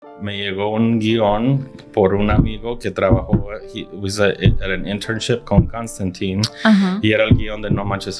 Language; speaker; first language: Spanish; early bilingual, heritage; English